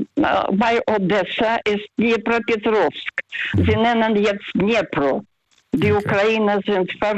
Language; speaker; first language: German; non-native, fluent; Russian